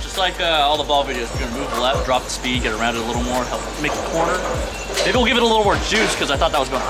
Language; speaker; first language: English; native; English